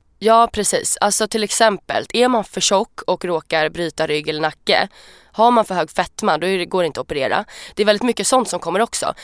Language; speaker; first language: Swedish; native; Swedish